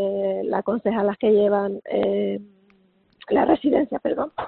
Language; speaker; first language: Spanish; native; Spanish